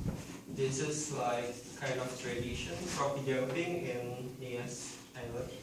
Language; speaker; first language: English; non-native, learner; Indonesian